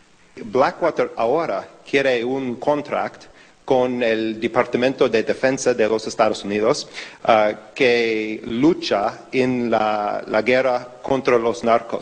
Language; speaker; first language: Spanish; non-native, fluent; English